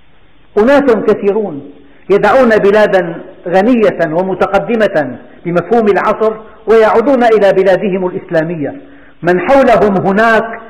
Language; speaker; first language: Arabic; native; Arabic